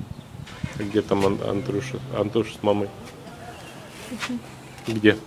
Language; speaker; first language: Russian; native; Russian